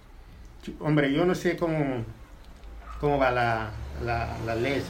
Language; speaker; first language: Spanish; non-native, fluent; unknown